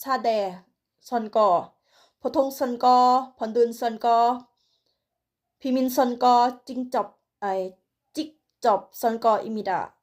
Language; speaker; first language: Korean; non-native, learner; Thai